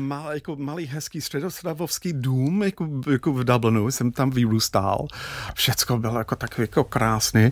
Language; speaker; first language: Czech; non-native, fluent; English